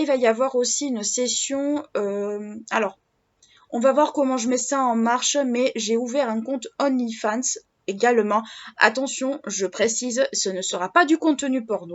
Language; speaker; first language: French; native; French